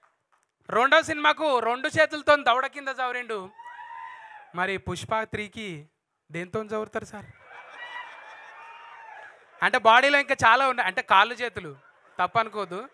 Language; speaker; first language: Telugu; native; Telugu